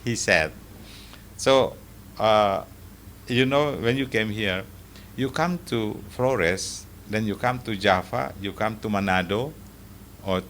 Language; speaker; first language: English; non-native, fluent; Indonesian